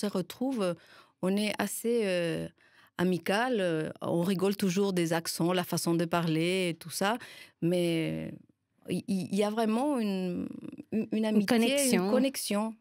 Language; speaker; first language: French; non-native, fluent; Spanish